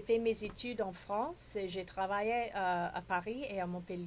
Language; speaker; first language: French; non-native, fluent; English